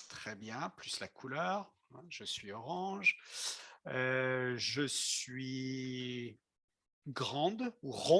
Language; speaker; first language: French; non-native, fluent; English